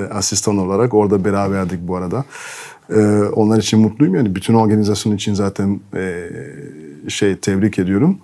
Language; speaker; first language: Turkish; non-native, fluent; French